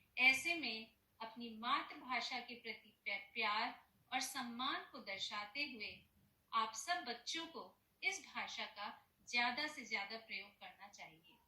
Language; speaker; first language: Hindi; native; Hindi